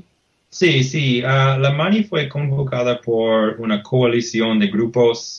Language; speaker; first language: Spanish; non-native, fluent; English